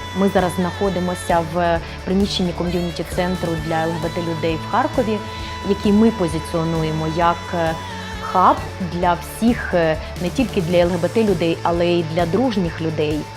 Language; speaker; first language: Ukrainian; native; Ukrainian